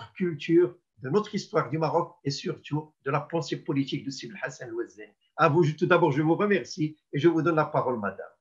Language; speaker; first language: French; non-native, local second language; Arabic